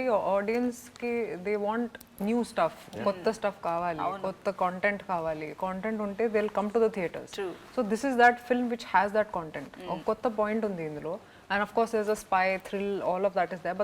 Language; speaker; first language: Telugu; non-native, local second language; Hindi